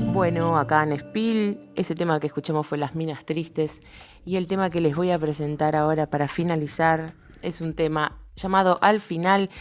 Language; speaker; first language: Spanish; native; Spanish